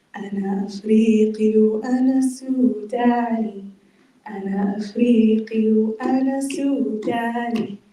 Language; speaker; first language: Arabic; early bilingual, other home language; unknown